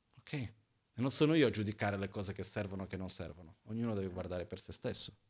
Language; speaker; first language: Italian; non-native, fluent; Portuguese